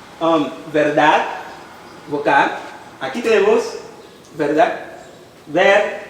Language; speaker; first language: Spanish; non-native, fluent; Haitian Creole